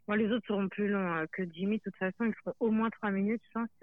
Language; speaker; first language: French; native; French